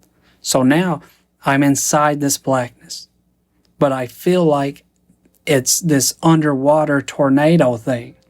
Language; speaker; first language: English; native; English